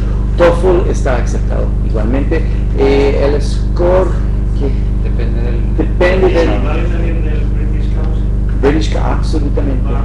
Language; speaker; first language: Spanish; non-native, fluent; English